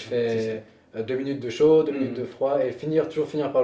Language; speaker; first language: French; native; French